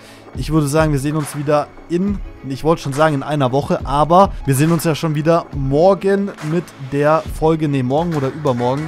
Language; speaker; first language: German; native; German